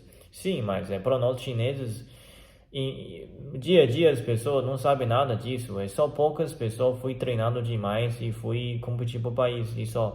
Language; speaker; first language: Portuguese; non-native, learner; Chinese